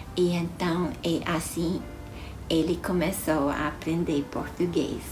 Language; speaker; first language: Portuguese; non-native, fluent; English